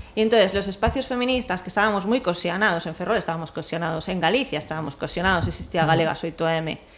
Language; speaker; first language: Spanish; native; Spanish